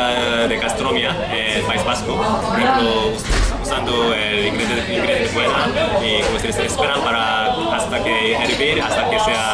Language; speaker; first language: Spanish; non-native, learner; Korean